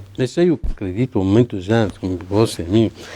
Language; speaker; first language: Portuguese; non-native, learner; Arabic